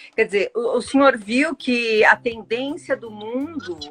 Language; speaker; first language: Portuguese; native; Portuguese